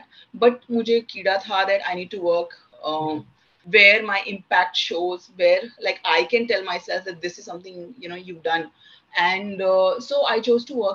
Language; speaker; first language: English; non-native, local second language; Hindi